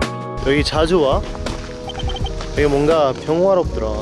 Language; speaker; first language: Korean; non-native, fluent; English